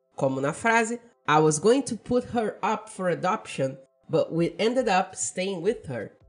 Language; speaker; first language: English; non-native, fluent; Portuguese